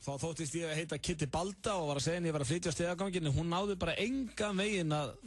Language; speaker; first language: Icelandic; native; Icelandic